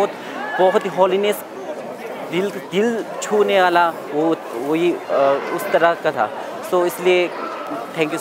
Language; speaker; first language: Hindi; non-native, local second language; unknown